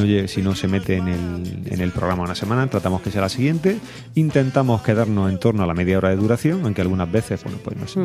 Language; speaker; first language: Spanish; native; Spanish